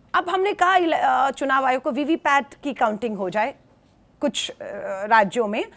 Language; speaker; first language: Hindi; native; Hindi